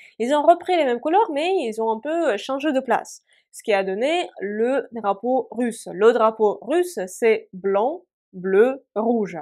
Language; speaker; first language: French; non-native, fluent; Russian